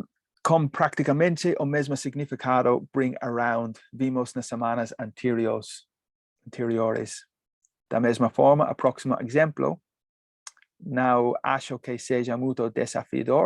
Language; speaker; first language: Portuguese; non-native, learner; English